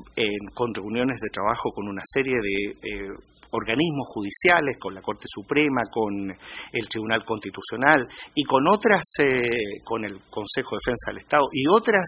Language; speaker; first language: Spanish; native; Spanish